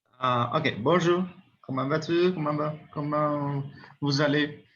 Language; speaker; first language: French; non-native, learner; Spanish